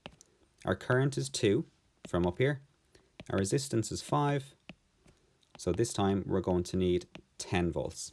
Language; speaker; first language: English; native; English